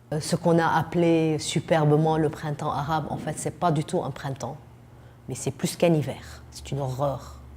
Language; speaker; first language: French; non-native, fluent; Arabic